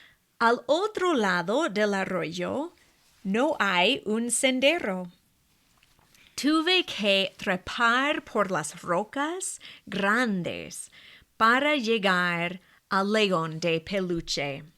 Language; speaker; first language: Spanish; non-native, fluent; English